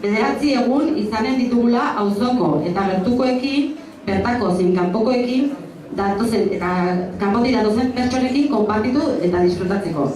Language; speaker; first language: Basque; native; Basque